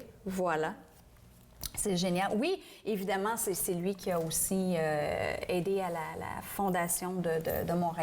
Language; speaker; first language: French; native; French